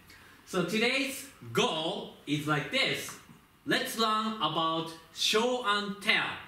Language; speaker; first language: English; non-native, fluent; Japanese